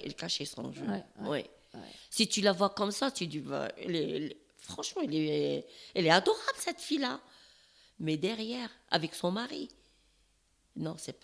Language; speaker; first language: French; non-native, learner; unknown